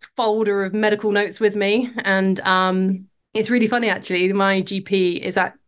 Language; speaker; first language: English; native; English